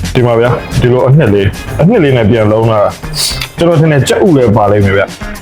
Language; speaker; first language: Burmese; native; Burmese